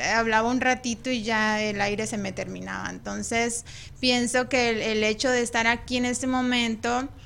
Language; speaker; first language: Spanish; native; Spanish